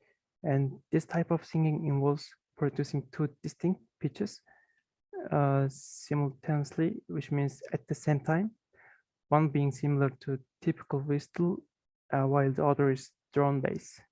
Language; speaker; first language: English; non-native, fluent; Mongolian